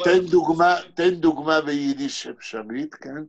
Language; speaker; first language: Hebrew; native; Hebrew